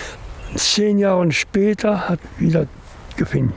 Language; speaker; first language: German; non-native, learner; French